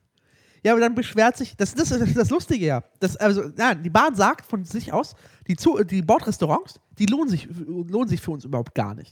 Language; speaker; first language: German; native; German